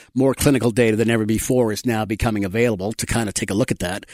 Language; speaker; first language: English; native; English